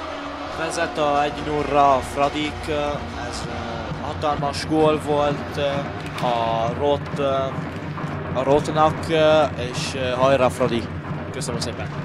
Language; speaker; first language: Hungarian; early bilingual, heritage; Hungarian